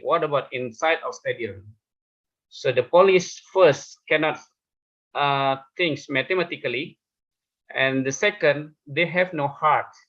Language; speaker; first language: English; non-native, fluent; Indonesian